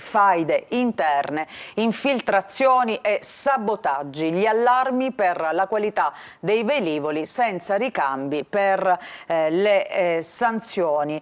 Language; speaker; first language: Italian; native; Italian